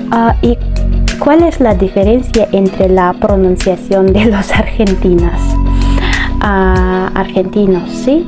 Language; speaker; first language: Spanish; non-native, fluent; Russian